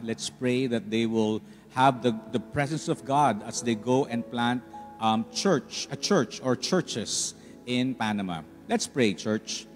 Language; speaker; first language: English; non-native, local second language; Filipino